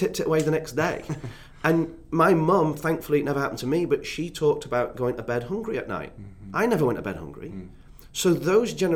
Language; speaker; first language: English; native; English